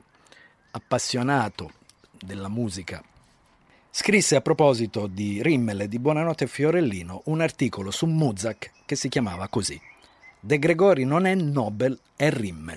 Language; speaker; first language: Italian; native; Italian